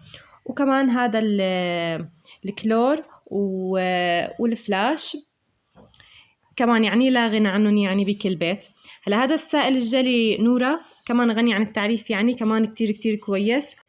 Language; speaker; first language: Arabic; native; Arabic